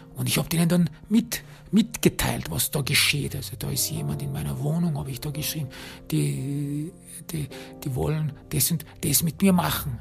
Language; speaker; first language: German; early bilingual, other home language; Turkish